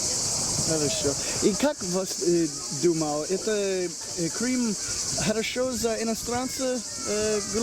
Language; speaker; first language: Russian; non-native, learner; English